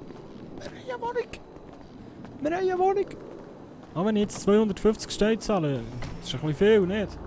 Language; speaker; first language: German; native; German